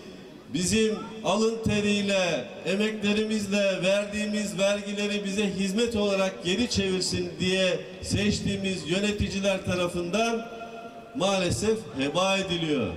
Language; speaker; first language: Turkish; native; Turkish